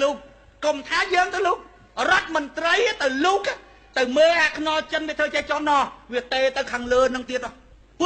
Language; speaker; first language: Khmer; native; Khmer